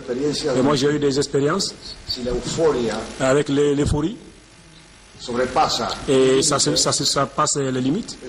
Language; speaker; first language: French; non-native, fluent; Spanish